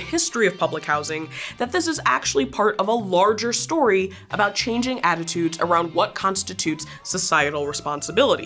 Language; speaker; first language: English; native; English